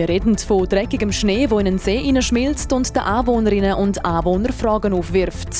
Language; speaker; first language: German; native; German